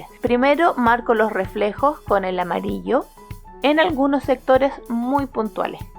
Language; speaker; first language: Spanish; native; Spanish